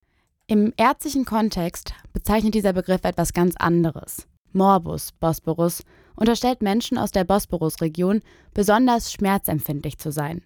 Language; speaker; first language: German; native; German